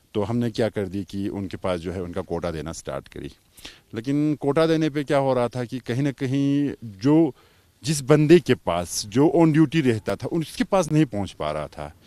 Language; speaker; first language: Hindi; non-native, local second language; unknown